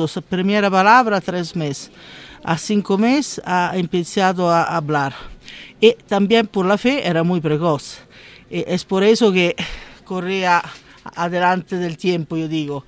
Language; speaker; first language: Spanish; non-native, learner; Italian